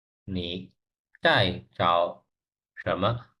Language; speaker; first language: Chinese; non-native, learner; Indonesian